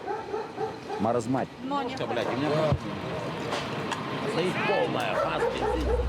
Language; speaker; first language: Russian; native; Russian